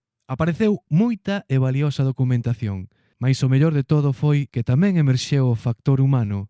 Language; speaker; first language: Galician; native; Galician